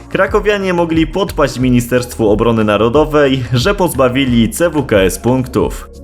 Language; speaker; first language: Polish; native; Polish